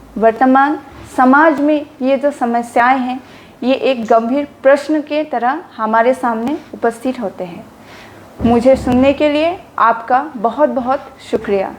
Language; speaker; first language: Hindi; non-native, local second language; Assamese